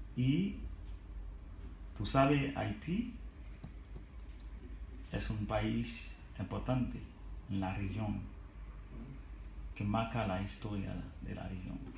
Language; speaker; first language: Spanish; non-native, learner; Haitian Creole